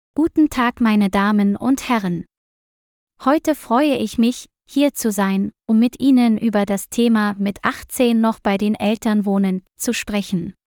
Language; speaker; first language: German; non-native, fluent; Vietnamese